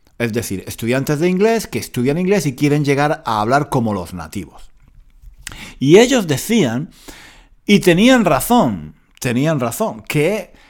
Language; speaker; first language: Spanish; native; Spanish